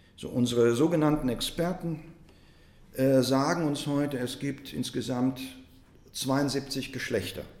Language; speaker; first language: German; non-native, fluent; Russian